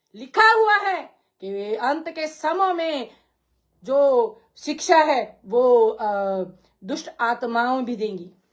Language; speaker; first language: Hindi; non-native, local second language; Punjabi